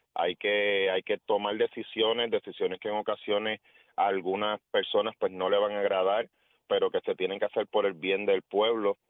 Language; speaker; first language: Spanish; native; Spanish